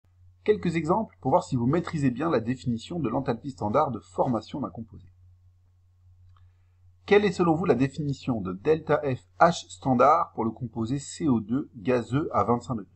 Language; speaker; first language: French; native; French